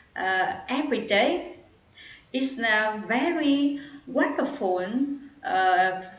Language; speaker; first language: English; non-native, learner; Vietnamese